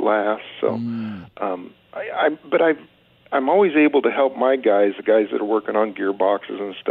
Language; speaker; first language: English; native; English